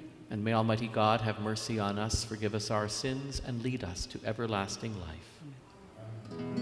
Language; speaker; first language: English; native; English